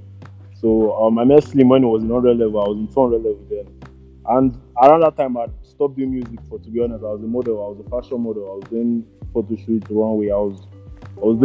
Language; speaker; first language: English; non-native, local second language; Yoruba